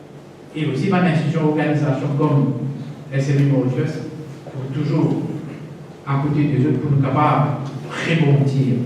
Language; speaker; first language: French; non-native, local second language; Morisyen